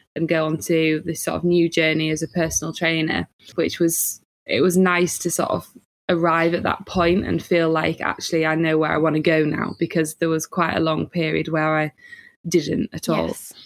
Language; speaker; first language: English; native; English